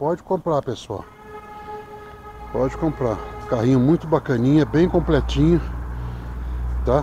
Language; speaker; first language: Portuguese; native; Portuguese